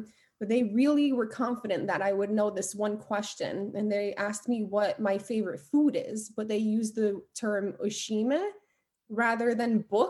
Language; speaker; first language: English; early bilingual, other home language; Albanian